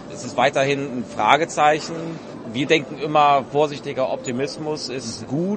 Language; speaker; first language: German; native; German